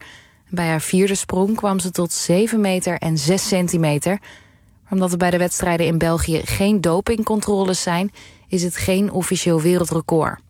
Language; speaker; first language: Dutch; native; Dutch